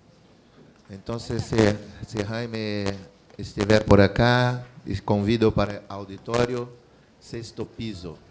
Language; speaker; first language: Spanish; non-native, fluent; Portuguese